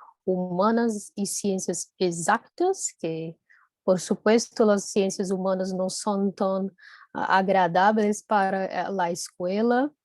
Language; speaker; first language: Spanish; non-native, fluent; Portuguese